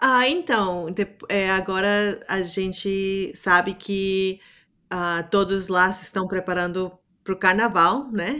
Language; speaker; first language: Portuguese; non-native, fluent; English